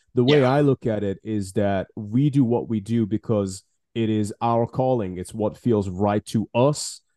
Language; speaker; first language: English; non-native, fluent; Persian